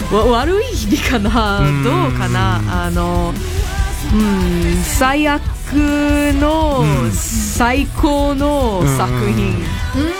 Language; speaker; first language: Japanese; non-native, fluent; English